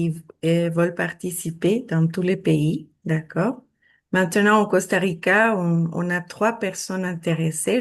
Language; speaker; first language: French; non-native, fluent; Spanish